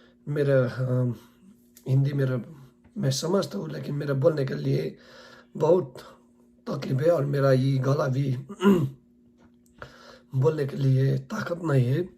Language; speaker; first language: Hindi; non-native, learner; Nepali